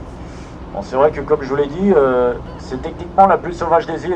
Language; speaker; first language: French; native; French